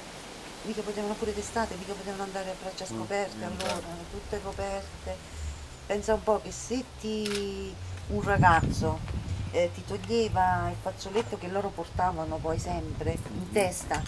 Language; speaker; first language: Italian; native; Italian